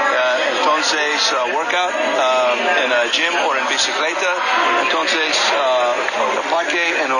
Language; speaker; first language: Spanish; non-native, learner; English